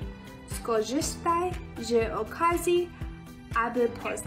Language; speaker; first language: Polish; early bilingual, heritage; Polish